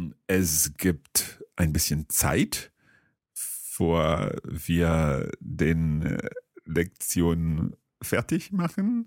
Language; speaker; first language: German; non-native, learner; English